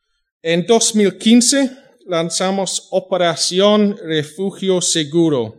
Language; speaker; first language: Spanish; non-native, fluent; English